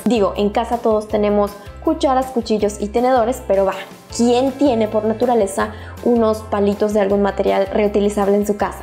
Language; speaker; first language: Spanish; native; Spanish